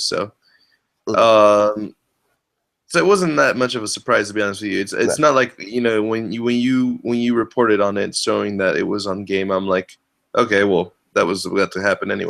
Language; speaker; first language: English; native; English